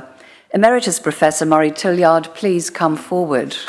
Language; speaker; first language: English; native; English